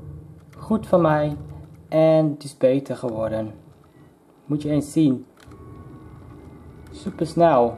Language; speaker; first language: Dutch; non-native, local second language; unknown